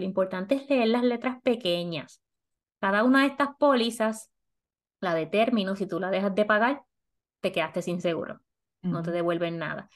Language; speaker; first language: Spanish; native; Spanish